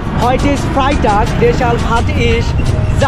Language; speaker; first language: German; non-native, learner; Bangla